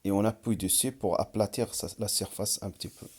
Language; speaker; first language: French; non-native, local second language; Arabic